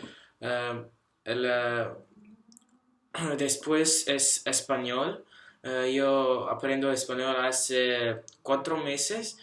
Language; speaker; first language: Spanish; non-native, learner; Russian